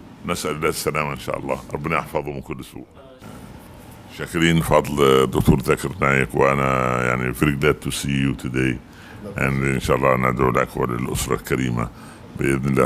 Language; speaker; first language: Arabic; native; Arabic